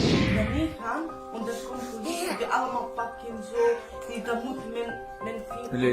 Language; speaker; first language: Dutch; non-native, learner; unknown